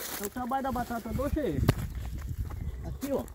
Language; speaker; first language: Portuguese; native; Portuguese